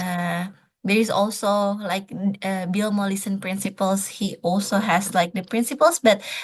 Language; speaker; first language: English; non-native, fluent; Indonesian